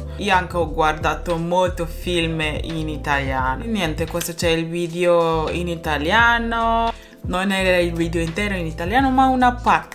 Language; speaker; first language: Italian; non-native, learner; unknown